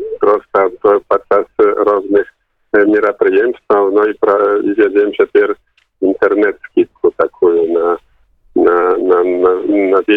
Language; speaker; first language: Polish; non-native, local second language; Belarusian